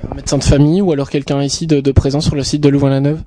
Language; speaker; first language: French; native; French